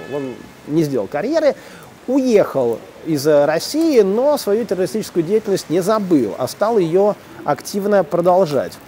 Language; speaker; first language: Russian; native; Russian